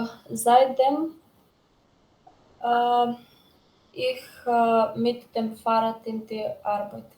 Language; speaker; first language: German; non-native, learner; Macedonian